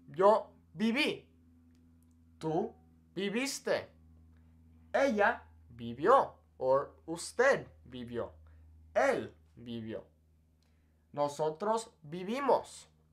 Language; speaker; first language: Spanish; non-native, fluent; English